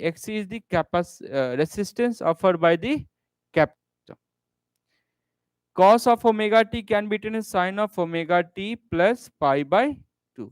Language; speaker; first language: English; non-native, local second language; Hindi